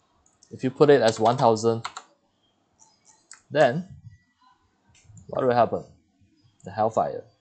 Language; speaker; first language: English; non-native, fluent; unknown